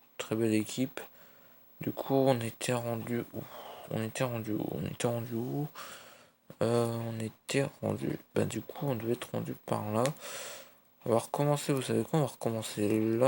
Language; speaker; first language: French; native; French